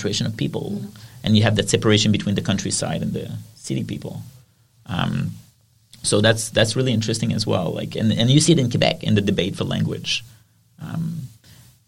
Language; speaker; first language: English; non-native, fluent; French